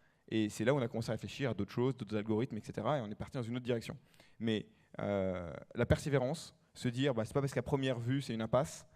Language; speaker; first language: French; native; French